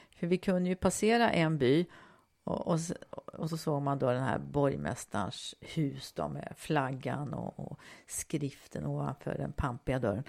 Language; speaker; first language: Swedish; native; Swedish